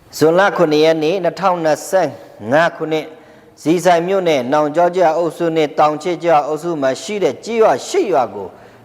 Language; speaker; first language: Burmese; non-native, local second language; Pa'o Karen